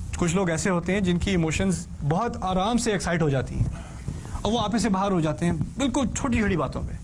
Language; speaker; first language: Urdu; early bilingual, heritage; Urdu